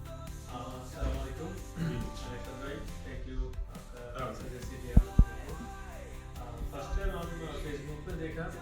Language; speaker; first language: Hindi; non-native, local second language; Bangla